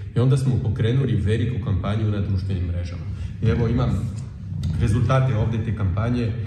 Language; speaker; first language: Serbian; non-native, fluent; French